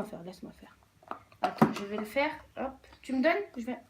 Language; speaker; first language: French; native; French